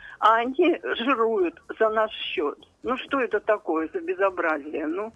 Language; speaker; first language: Russian; native; Russian